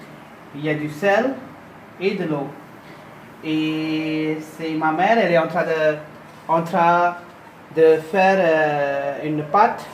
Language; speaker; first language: French; non-native, fluent; Hindi